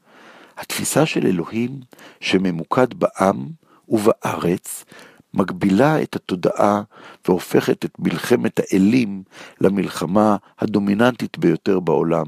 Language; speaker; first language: Hebrew; native; Hebrew